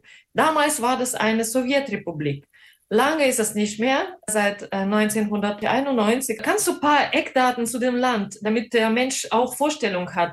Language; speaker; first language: German; non-native, fluent; Russian